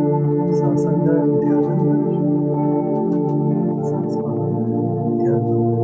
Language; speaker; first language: Hindi; native; Hindi